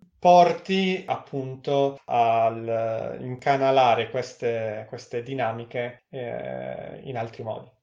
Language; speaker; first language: Italian; native; Italian